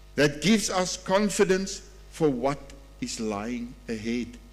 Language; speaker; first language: English; non-native, local second language; Afrikaans